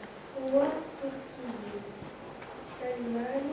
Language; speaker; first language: Arabic; non-native, learner; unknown